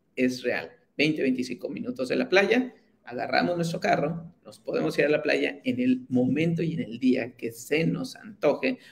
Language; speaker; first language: Spanish; native; Spanish